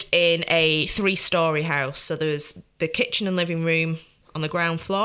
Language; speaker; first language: English; native; English